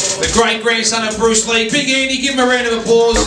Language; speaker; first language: English; native; English